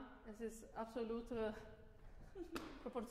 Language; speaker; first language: German; non-native, fluent; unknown